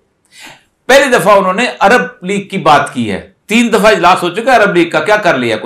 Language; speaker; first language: Urdu; native; Urdu